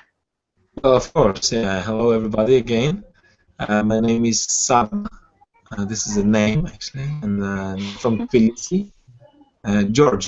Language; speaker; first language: English; non-native, fluent; Georgian